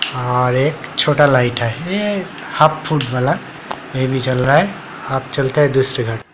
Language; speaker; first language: Hindi; non-native, local second language; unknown